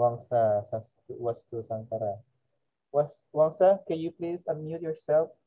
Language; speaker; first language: English; non-native, fluent; Indonesian